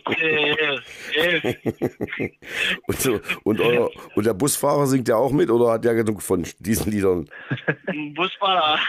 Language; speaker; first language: German; native; German